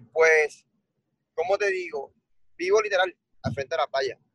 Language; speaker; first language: Spanish; native; Spanish